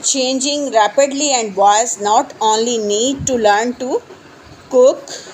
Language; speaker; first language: English; non-native, local second language; Urdu